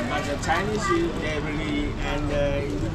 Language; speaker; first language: English; non-native, local second language; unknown